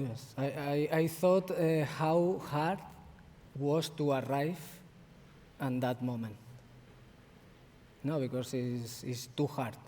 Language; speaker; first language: English; non-native, fluent; Spanish